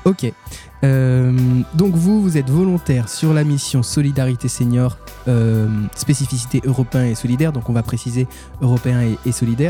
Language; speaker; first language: French; native; French